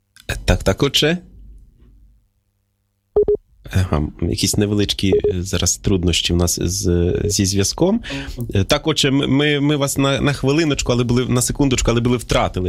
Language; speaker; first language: Ukrainian; native; Ukrainian